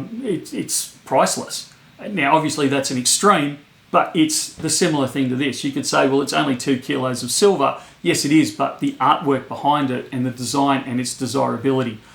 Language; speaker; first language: English; native; English